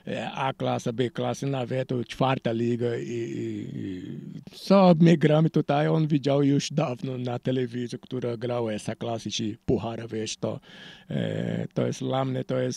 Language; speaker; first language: Polish; non-native, learner; Portuguese